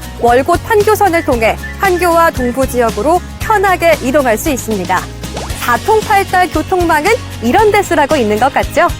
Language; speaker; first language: Korean; native; Korean